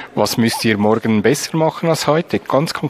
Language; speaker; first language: German; native; German